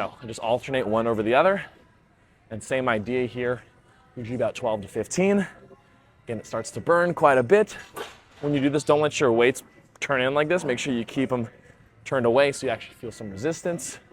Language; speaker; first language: English; native; English